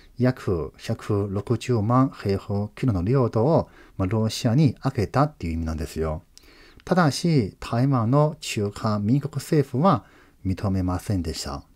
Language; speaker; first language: Japanese; non-native, fluent; Chinese